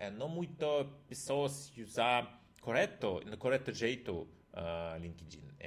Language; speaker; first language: Portuguese; non-native, learner; Russian